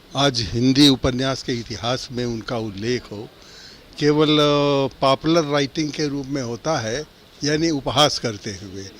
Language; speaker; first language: Hindi; native; Hindi